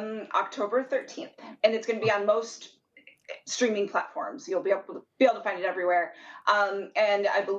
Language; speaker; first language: English; native; English